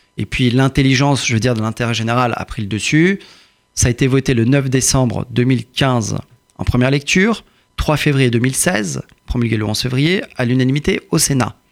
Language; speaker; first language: French; early bilingual, other home language; Persian